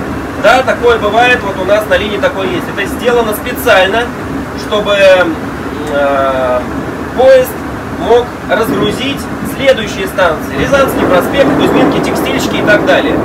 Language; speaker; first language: Russian; native; Russian